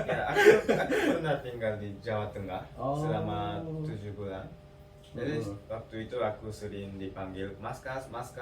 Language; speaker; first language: Indonesian; non-native, learner; Japanese